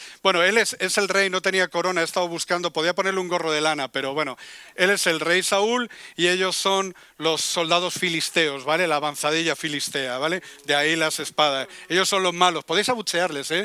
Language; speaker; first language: Spanish; native; Spanish